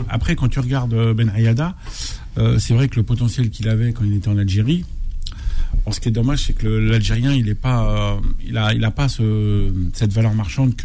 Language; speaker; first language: French; non-native, local second language; Arabic